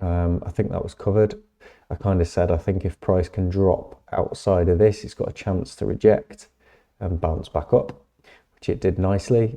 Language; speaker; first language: English; native; English